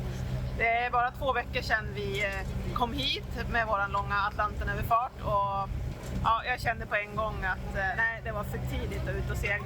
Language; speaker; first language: Swedish; native; Swedish